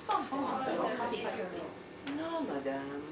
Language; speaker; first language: French; non-native, learner; Russian